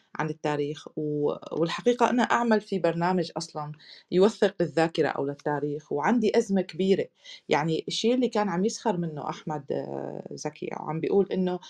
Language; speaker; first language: Arabic; native; Arabic